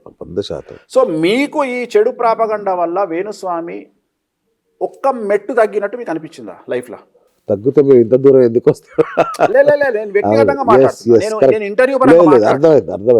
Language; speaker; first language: Telugu; native; Telugu